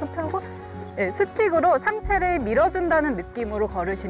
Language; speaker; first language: Korean; native; Korean